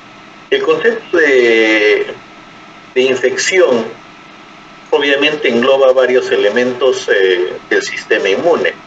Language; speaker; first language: Spanish; native; Spanish